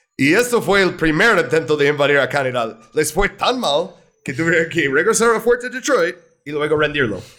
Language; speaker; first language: Spanish; non-native, fluent; English